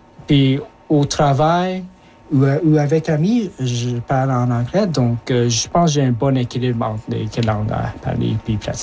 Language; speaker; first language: French; early bilingual, other home language; Japanese